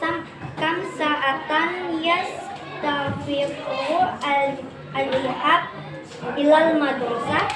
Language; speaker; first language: Arabic; non-native, learner; Indonesian